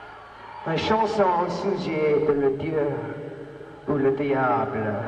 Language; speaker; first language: French; non-native, learner; English